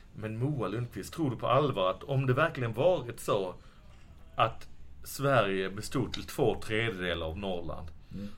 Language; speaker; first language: Swedish; native; Swedish